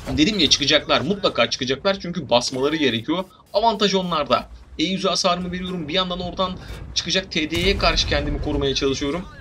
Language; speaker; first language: Turkish; native; Turkish